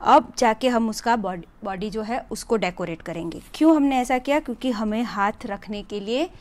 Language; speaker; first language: Hindi; non-native, local second language; Gujarati